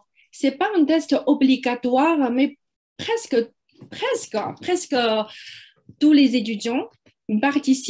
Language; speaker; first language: French; non-native, fluent; Chinese